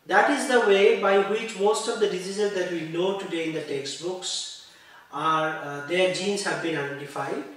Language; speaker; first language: English; non-native, local second language; Bangla